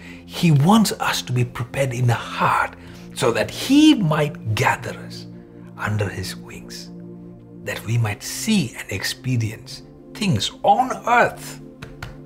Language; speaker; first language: English; non-native, local second language; Malayalam